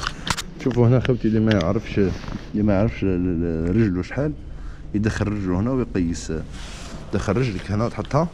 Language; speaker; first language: Arabic; native; Arabic